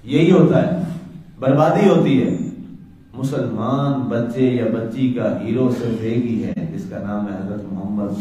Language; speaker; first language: Urdu; native; Urdu